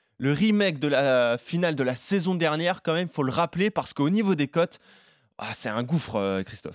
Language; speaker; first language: French; native; French